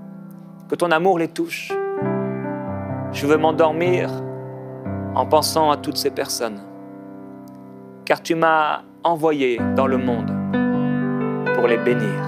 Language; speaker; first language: French; non-native, local second language; Haitian Creole